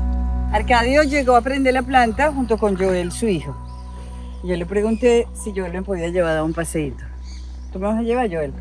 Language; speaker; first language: Spanish; native; Spanish